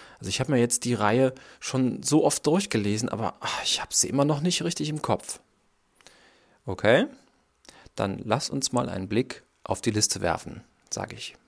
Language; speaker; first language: German; native; German